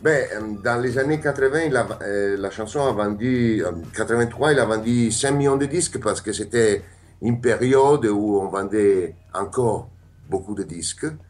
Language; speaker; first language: French; non-native, fluent; Italian